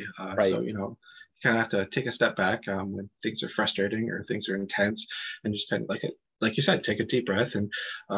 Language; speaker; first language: English; native; English